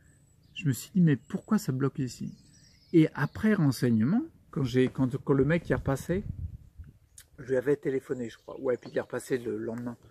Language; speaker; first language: French; native; French